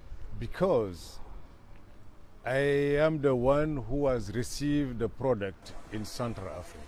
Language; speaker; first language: English; non-native, fluent; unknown